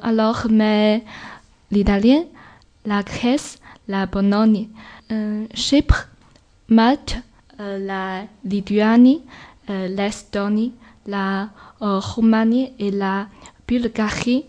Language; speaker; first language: French; non-native, learner; Chinese